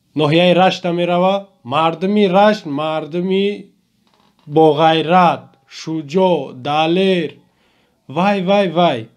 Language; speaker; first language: Tajik; native; Tajik